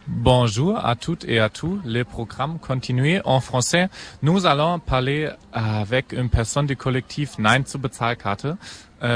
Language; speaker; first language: French; non-native, fluent; German